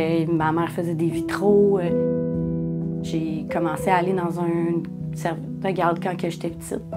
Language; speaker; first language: French; native; French